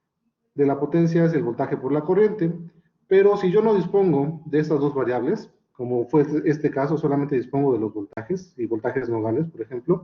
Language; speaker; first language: Spanish; native; Spanish